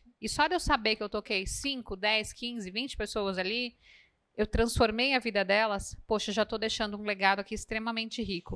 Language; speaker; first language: Portuguese; native; Portuguese